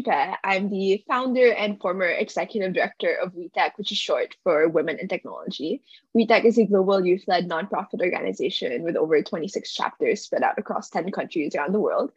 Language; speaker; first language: English; non-native, local second language; Filipino